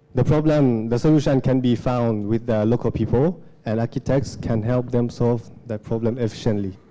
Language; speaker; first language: English; non-native, fluent; Lao